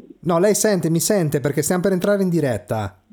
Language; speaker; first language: Italian; native; Italian